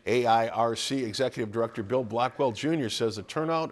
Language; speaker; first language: English; native; English